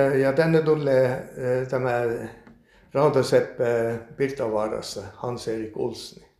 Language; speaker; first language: Finnish; early bilingual, heritage; Finnish